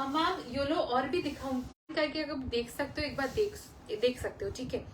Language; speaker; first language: Hindi; non-native, local second language; Bangla